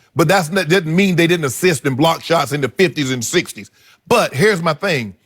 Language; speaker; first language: English; native; English